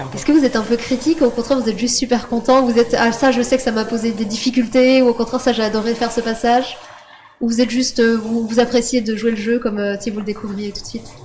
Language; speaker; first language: French; native; French